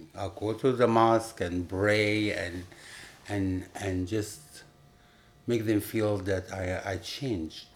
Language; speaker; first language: English; non-native, fluent; Arabic